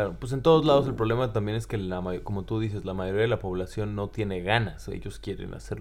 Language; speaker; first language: Spanish; native; Spanish